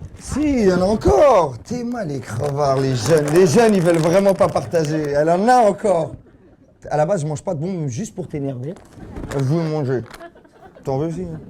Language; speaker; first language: French; early bilingual, other home language; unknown